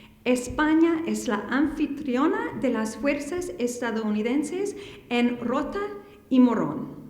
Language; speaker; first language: Spanish; non-native, fluent; English